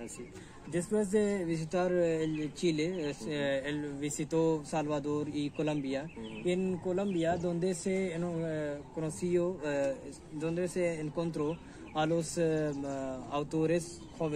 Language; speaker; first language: Spanish; non-native, learner; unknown